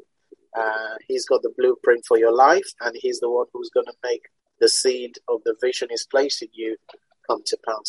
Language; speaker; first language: English; non-native, local second language; Yoruba